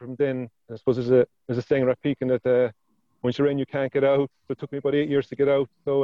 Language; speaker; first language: English; native; English